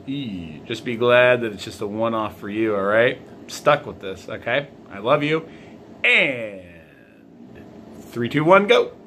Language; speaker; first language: English; native; English